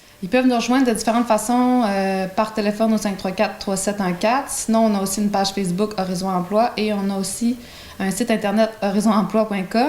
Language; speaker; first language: French; native; French